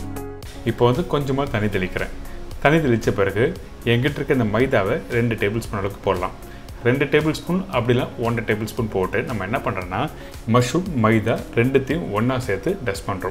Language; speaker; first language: Tamil; native; Tamil